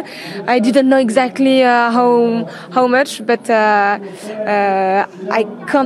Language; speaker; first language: English; non-native, learner; French